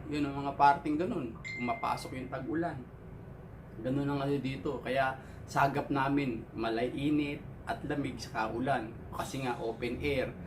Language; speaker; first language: Filipino; native; Filipino